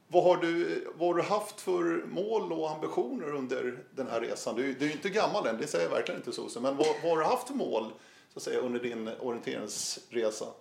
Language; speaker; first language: Swedish; native; Swedish